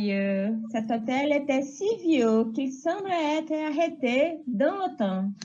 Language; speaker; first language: French; non-native, learner; Portuguese